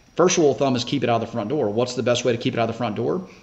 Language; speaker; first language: English; native; English